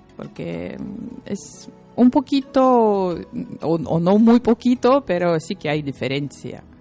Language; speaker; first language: Spanish; non-native, learner; Lithuanian